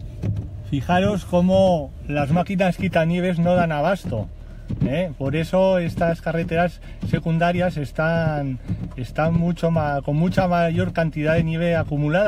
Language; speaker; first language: Spanish; native; Spanish